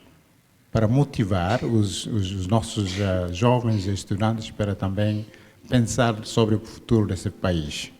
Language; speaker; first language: Portuguese; non-native, local second language; Tetum